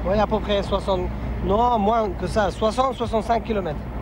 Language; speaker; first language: French; non-native, fluent; Persian